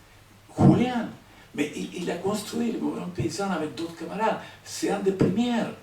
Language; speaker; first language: French; non-native, learner; Spanish